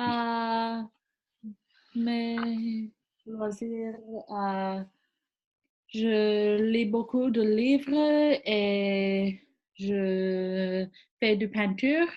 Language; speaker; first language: French; non-native, learner; English